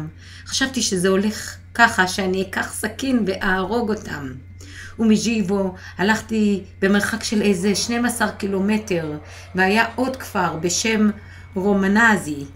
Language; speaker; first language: Hebrew; non-native, fluent; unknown